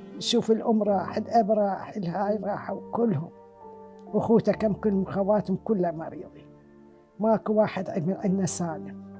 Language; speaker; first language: Arabic; non-native, local second language; Southern Kurdish